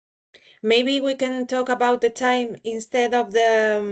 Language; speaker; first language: English; non-native, learner; Spanish